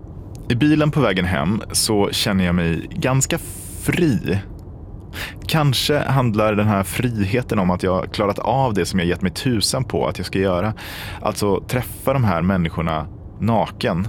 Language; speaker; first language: Swedish; native; Swedish